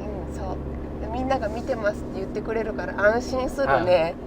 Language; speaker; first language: Japanese; native; Japanese